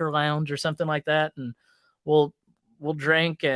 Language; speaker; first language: English; native; English